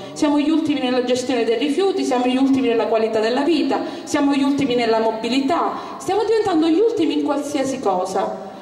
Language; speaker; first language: Italian; native; Italian